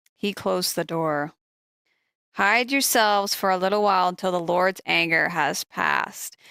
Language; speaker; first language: English; native; English